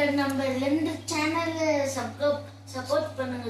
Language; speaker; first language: Tamil; native; Tamil